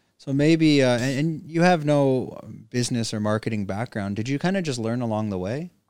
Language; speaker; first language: English; native; English